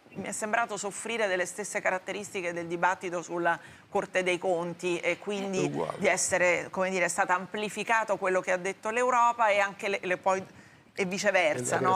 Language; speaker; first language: Italian; native; Italian